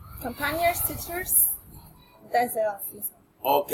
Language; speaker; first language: English; non-native, learner; Spanish